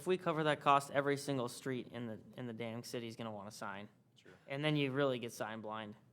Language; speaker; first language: English; native; English